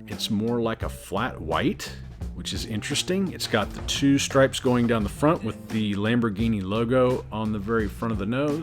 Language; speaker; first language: English; native; English